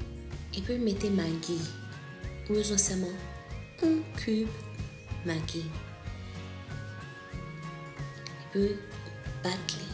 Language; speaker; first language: French; non-native, local second language; Haitian Creole